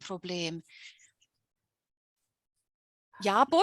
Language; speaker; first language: German; non-native, fluent; English